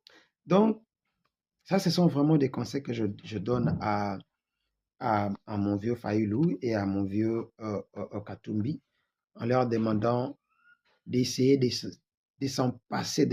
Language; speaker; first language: French; non-native, local second language; Lingala